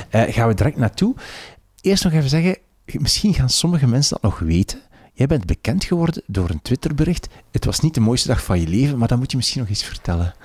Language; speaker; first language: Dutch; native; Dutch